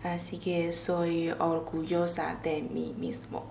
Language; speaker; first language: Spanish; non-native, learner; Chinese